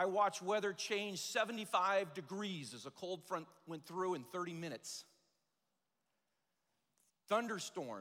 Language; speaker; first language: English; native; English